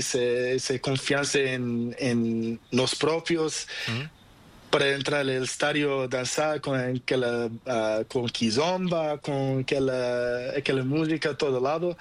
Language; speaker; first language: Spanish; non-native, learner; Portuguese